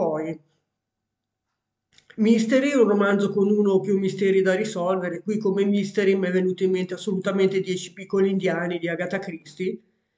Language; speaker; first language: Italian; native; Italian